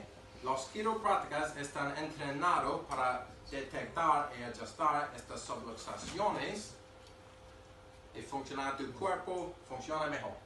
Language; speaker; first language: Spanish; non-native, learner; English